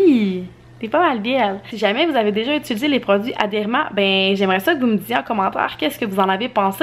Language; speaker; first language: French; native; French